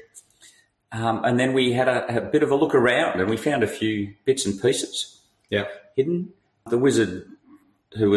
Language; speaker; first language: English; native; English